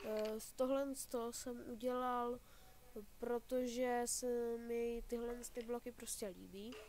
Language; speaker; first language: Czech; native; Czech